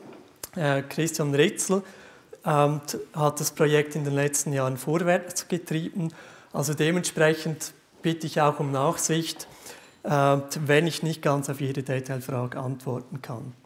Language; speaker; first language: German; native; German